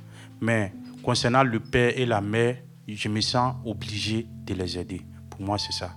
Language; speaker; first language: French; non-native, fluent; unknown